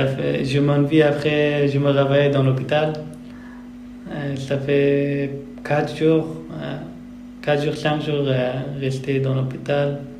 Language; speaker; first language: French; non-native, learner; Persian